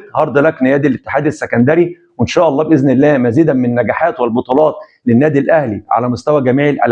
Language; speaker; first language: Arabic; native; Arabic